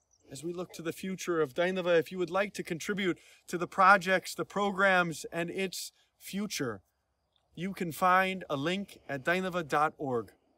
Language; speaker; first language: English; early bilingual, other home language; Lithuanian